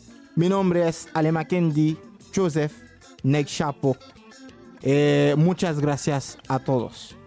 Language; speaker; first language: Spanish; non-native, learner; Haitian Creole